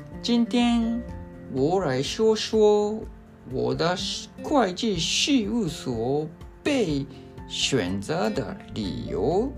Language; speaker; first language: Chinese; non-native, fluent; Japanese